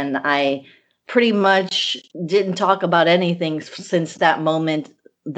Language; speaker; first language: English; early bilingual, other home language; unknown